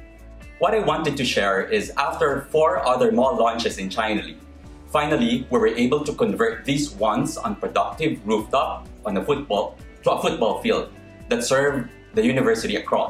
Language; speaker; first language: English; non-native, local second language; Filipino